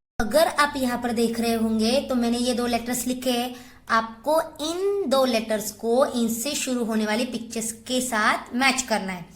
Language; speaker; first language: Hindi; non-native, local second language; Marathi